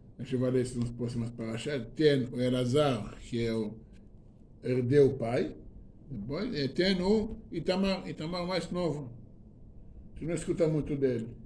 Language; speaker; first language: Portuguese; non-native, fluent; Hebrew